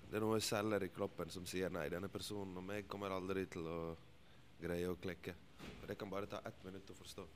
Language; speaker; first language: Norwegian; early bilingual, other home language; Bosnian